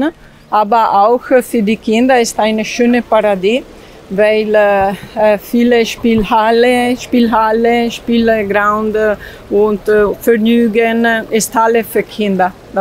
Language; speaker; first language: German; non-native, learner; Italian